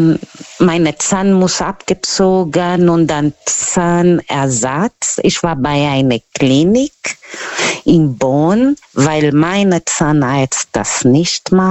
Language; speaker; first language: German; non-native, learner; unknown